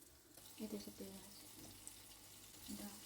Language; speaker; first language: Russian; non-native, learner; Sinhala